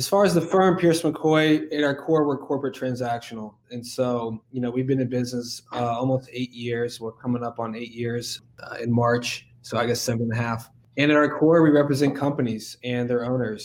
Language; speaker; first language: English; native; English